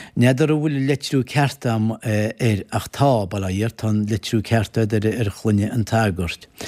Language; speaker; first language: Irish; native; Irish